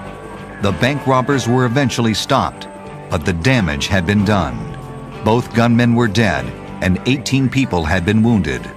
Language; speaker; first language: English; native; English